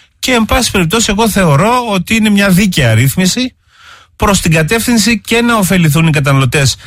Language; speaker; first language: Greek; native; Greek